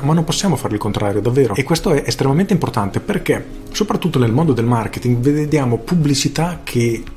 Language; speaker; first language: Italian; native; Italian